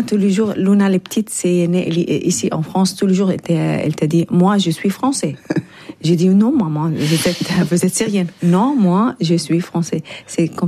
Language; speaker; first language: French; non-native, learner; Arabic